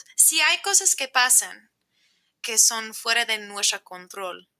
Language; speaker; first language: Spanish; non-native, fluent; English